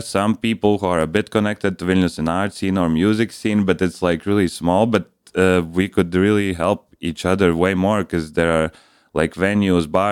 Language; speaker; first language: English; non-native, fluent; Latvian